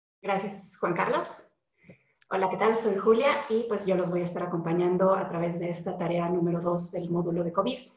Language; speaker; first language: Spanish; native; Spanish